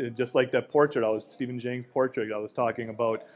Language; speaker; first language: English; native; English